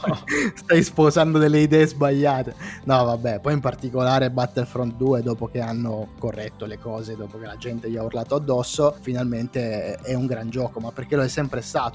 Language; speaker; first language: Italian; native; Italian